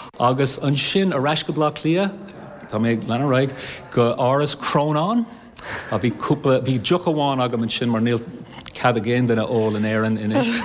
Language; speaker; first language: Irish; non-native, learner; English